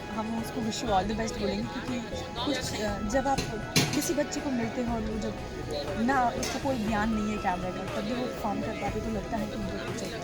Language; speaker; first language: Hindi; non-native, local second language; Gujarati